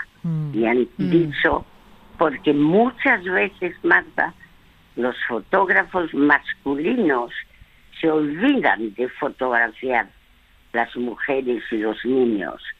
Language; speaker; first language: Spanish; early bilingual, other home language; French